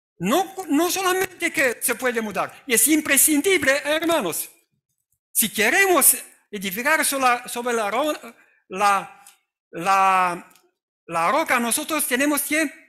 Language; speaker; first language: Spanish; non-native, fluent; Romanian